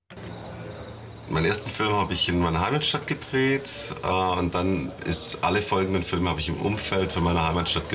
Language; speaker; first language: German; native; German